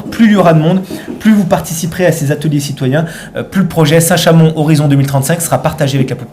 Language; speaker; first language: French; native; French